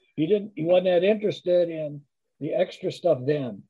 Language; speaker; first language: English; native; English